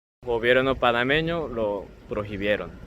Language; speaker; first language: Spanish; non-native, learner; Korean